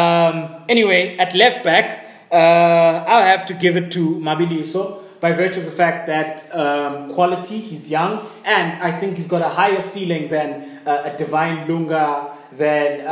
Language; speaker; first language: English; native; English